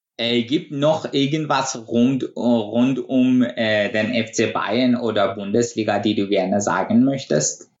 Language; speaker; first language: German; non-native, fluent; Persian